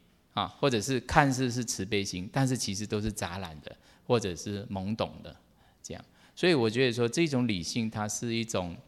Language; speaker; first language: Chinese; native; Chinese